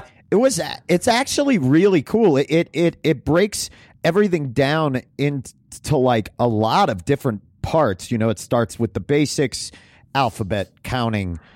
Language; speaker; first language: English; native; English